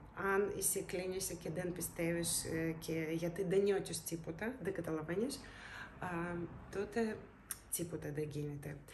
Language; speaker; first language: Greek; non-native, learner; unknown